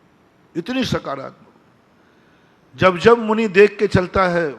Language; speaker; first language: Hindi; native; Hindi